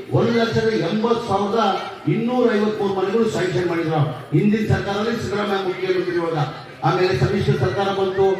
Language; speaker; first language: Kannada; non-native, local second language; Urdu